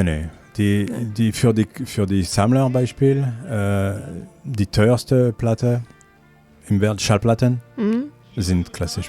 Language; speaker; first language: German; non-native, learner; French